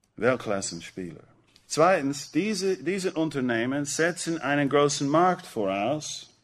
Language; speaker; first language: German; non-native, fluent; English